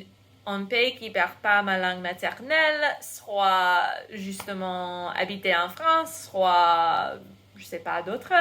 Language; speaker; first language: French; non-native, fluent; English